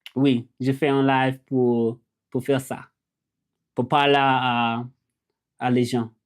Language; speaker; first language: French; non-native, learner; English